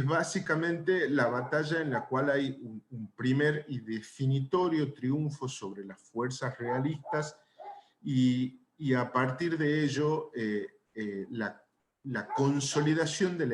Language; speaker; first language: Spanish; native; Spanish